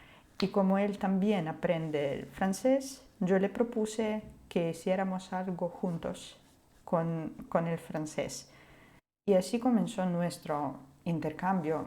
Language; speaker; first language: Spanish; non-native, fluent; Ukrainian